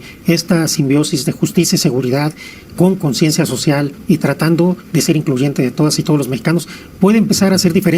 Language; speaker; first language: Spanish; native; Spanish